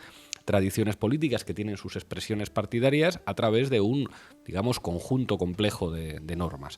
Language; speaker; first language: Spanish; native; Spanish